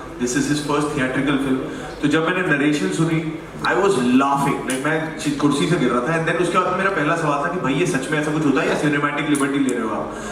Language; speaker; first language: Hindi; native; Hindi